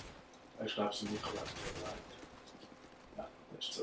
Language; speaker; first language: German; native; German